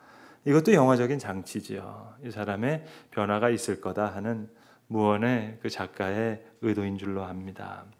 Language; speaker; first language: Korean; native; Korean